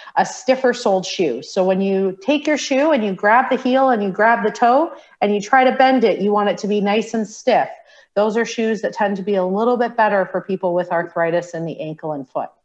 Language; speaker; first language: English; native; English